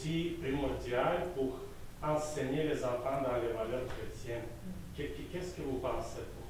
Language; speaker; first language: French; non-native, fluent; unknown